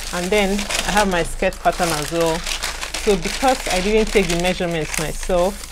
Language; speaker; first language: English; non-native, local second language; Igbo